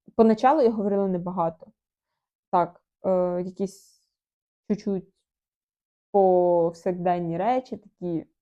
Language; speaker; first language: Ukrainian; non-native, local second language; Russian